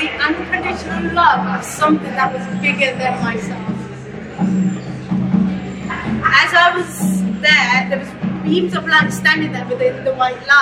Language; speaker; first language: English; early bilingual, other home language; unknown